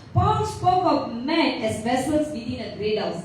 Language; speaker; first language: English; non-native, local second language; Tamil